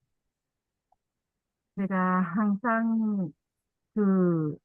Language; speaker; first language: Korean; non-native, learner; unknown